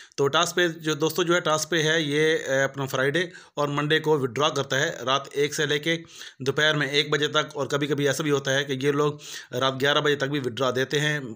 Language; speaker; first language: Urdu; non-native, local second language; Punjabi